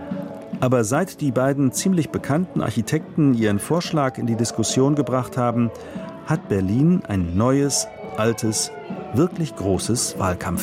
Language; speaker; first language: German; native; German